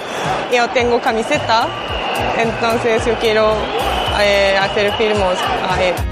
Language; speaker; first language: Spanish; non-native, learner; Japanese